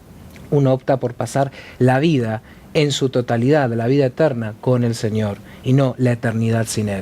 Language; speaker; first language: Spanish; native; Spanish